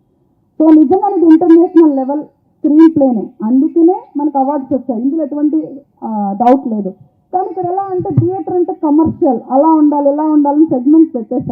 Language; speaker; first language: Telugu; native; Telugu